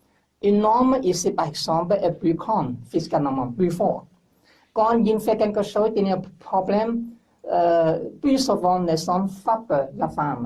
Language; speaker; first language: French; non-native, learner; English